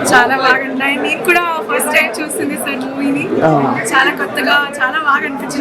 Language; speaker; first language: Telugu; early bilingual, heritage; Telugu